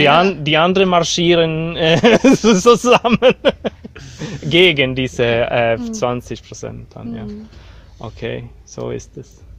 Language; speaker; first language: German; non-native, learner; Swedish